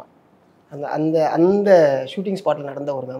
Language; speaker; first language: Tamil; native; Tamil